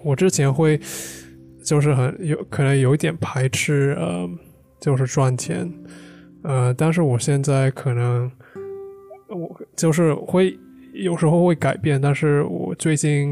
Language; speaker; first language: Chinese; non-native, fluent; English